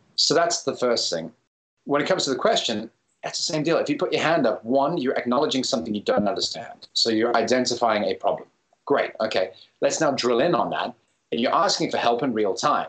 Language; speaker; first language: English; native; English